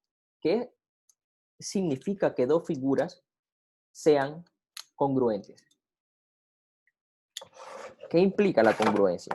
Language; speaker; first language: Spanish; native; Spanish